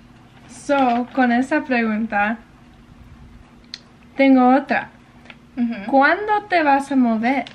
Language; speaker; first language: Spanish; early bilingual, heritage; English